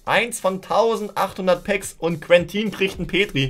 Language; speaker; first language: German; native; German